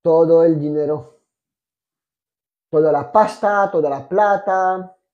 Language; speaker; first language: Spanish; non-native, fluent; French